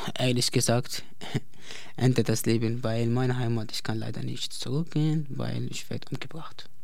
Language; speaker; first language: German; non-native, learner; Arabic